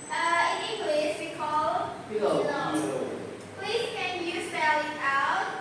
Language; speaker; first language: English; non-native, learner; Indonesian